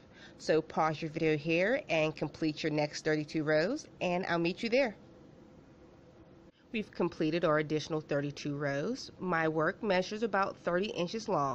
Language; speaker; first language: English; native; English